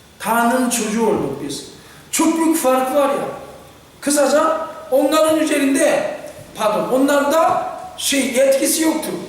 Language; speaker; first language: Turkish; non-native, fluent; Korean